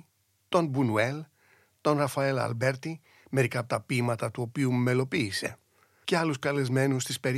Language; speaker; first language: Greek; native; Greek